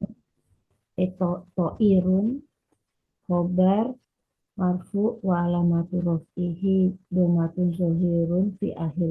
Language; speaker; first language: Arabic; non-native, learner; Indonesian